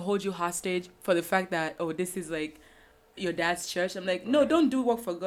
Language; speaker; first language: English; non-native, local second language; Yoruba